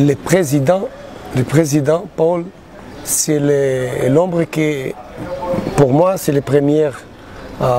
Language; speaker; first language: French; non-native, learner; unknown